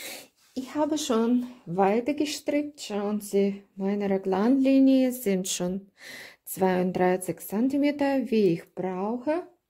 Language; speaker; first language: German; non-native, learner; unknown